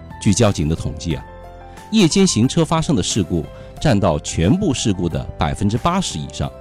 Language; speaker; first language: Chinese; native; Chinese